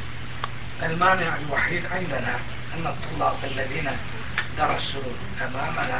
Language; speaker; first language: Arabic; non-native, local second language; Turkish